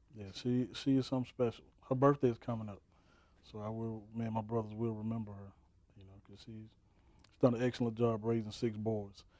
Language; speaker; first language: English; native; English